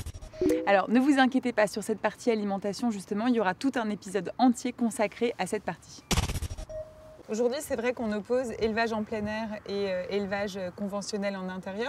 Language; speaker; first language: French; native; French